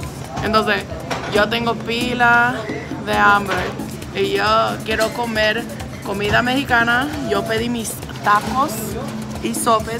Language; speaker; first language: Spanish; non-native, fluent; English